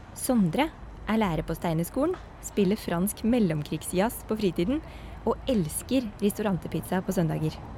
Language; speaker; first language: Norwegian; native; Norwegian